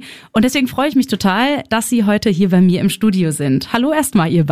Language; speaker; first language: German; native; German